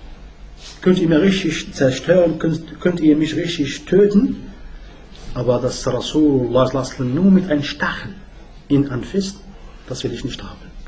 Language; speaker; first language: German; non-native, learner; Arabic